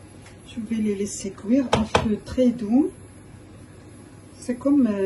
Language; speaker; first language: French; non-native, local second language; Arabic